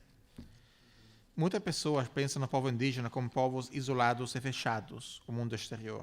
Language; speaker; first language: Portuguese; non-native, fluent; Italian